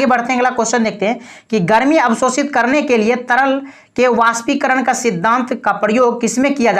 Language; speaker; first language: Hindi; native; Hindi